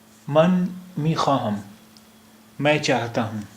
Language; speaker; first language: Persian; non-native, fluent; Urdu